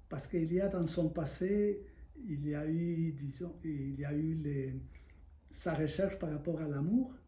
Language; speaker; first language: French; non-native, fluent; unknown